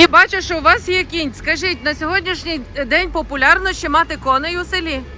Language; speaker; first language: Ukrainian; native; Ukrainian